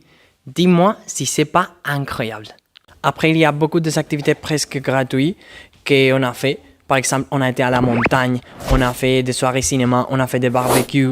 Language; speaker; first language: French; non-native, fluent; Spanish